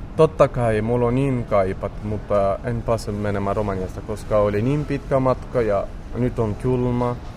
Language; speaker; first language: Finnish; non-native, learner; Romany